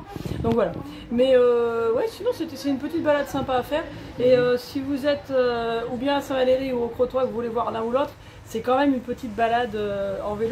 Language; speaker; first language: French; native; French